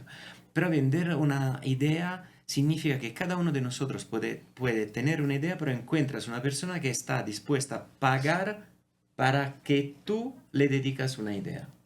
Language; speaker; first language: Spanish; non-native, fluent; Italian